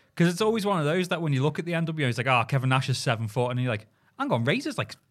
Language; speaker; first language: English; native; English